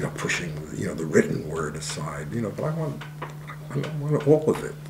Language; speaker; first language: English; native; English